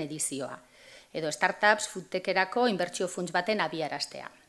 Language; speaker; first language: Basque; native; Basque